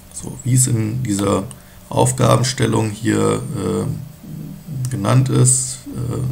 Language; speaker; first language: German; native; German